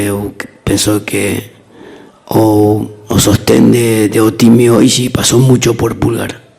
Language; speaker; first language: Portuguese; non-native, learner; Spanish